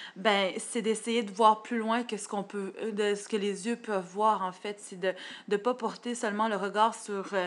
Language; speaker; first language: French; native; French